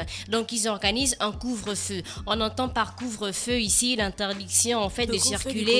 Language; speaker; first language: French; native; French